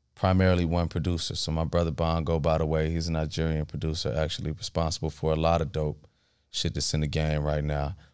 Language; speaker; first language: English; early bilingual, other home language; Akan